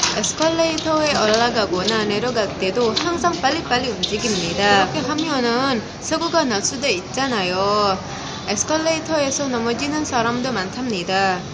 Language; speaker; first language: Korean; non-native, learner; Indonesian